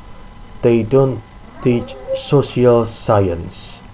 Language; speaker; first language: English; non-native, fluent; Indonesian